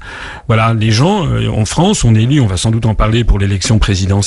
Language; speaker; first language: French; native; French